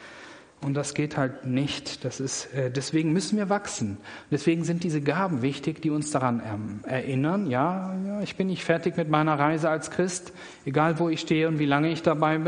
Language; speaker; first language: German; native; German